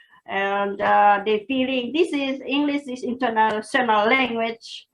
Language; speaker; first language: English; non-native, fluent; Indonesian